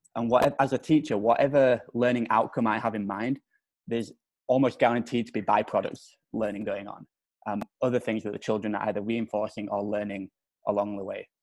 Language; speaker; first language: English; native; English